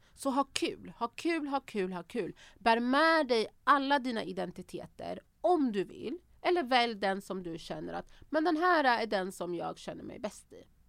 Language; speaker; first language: Swedish; early bilingual, other home language; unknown